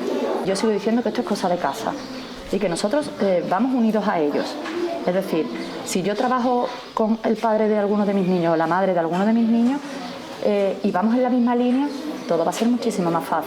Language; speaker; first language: Spanish; native; Spanish